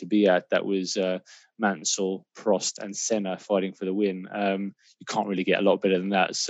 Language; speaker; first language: English; native; English